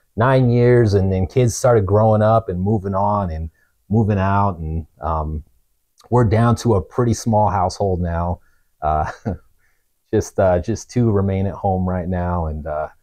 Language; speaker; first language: English; native; English